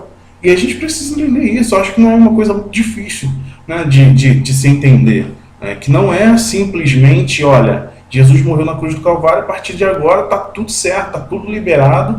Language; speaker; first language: Portuguese; native; Portuguese